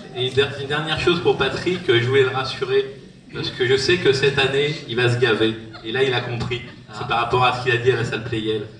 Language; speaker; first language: French; native; French